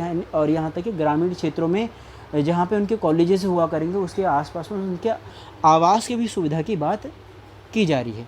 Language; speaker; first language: Hindi; native; Hindi